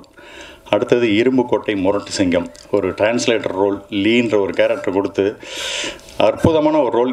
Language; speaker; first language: Tamil; native; Tamil